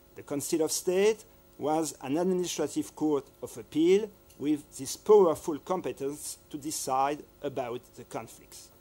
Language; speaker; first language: English; non-native, fluent; French